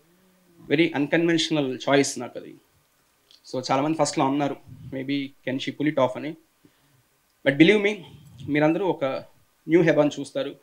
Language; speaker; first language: Telugu; native; Telugu